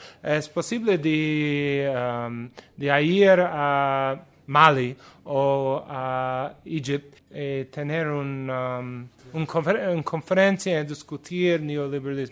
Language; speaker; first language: Spanish; non-native, learner; English